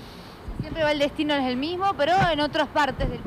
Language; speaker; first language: Spanish; native; Spanish